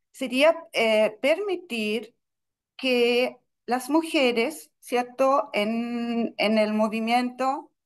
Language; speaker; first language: Spanish; non-native, fluent; Russian